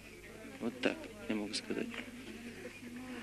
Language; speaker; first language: Russian; native; Russian